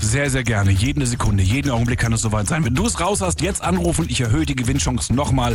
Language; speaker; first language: German; native; German